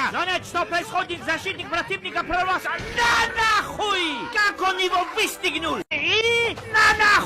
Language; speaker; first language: Russian; native; Russian